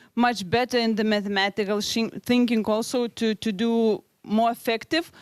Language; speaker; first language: English; non-native, learner; Lithuanian